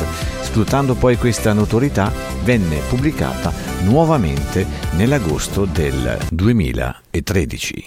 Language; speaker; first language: Italian; native; Italian